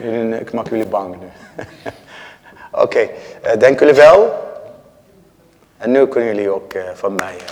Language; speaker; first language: Dutch; non-native, learner; Arabic